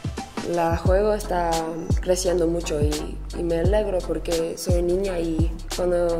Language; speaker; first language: Spanish; early bilingual, heritage; English